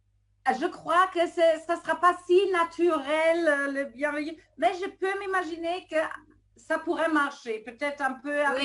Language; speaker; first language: French; non-native, fluent; German